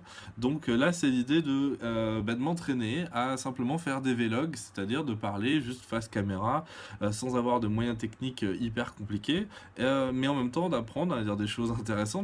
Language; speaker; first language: French; native; French